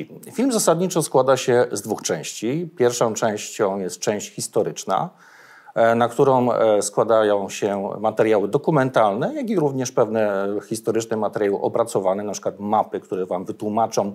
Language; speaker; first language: Polish; native; Polish